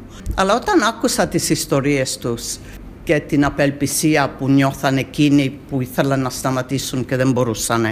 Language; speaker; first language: Greek; early bilingual, heritage; Greek